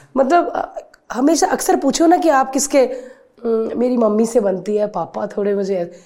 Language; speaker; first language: Hindi; native; Hindi